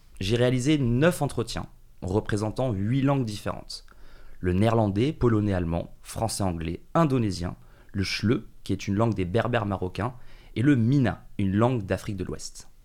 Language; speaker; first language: French; early bilingual, other home language; English